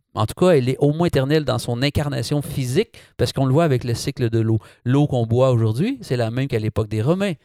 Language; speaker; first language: French; native; French